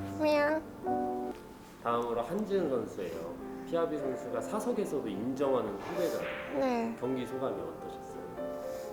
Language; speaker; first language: Korean; native; Korean